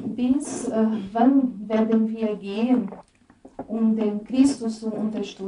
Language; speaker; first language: German; non-native, fluent; Portuguese